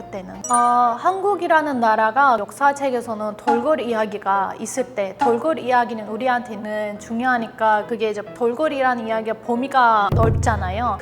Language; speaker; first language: Korean; non-native, fluent; Turkish